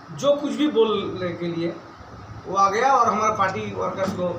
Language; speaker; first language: Hindi; non-native, local second language; Bangla